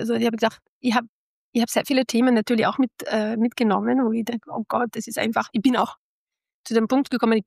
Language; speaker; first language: German; non-native, fluent; Arabic